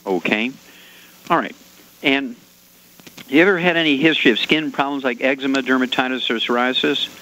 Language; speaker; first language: English; native; English